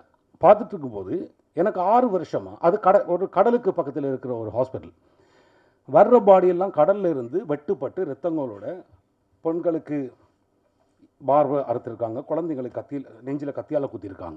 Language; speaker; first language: Tamil; native; Tamil